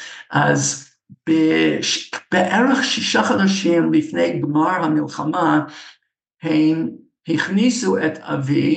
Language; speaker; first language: Hebrew; non-native, fluent; English